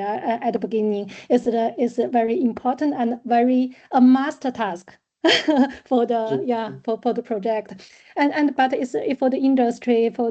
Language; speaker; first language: English; non-native, learner; German